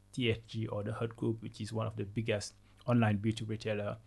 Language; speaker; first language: English; non-native, fluent; Wolof